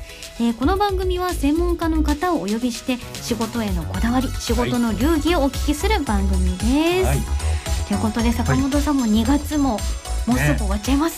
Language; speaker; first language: Japanese; native; Japanese